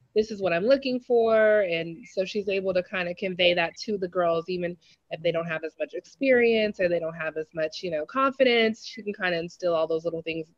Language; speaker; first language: English; native; English